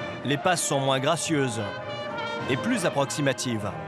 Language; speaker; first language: French; native; French